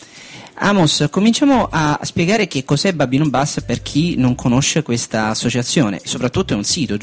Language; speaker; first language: Italian; native; Italian